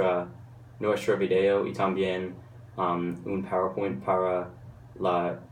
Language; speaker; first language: Spanish; non-native, learner; English